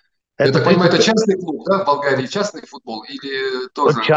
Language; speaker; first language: Russian; native; Russian